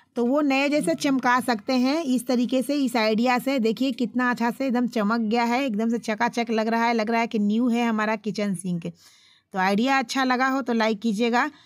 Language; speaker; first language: Hindi; native; Hindi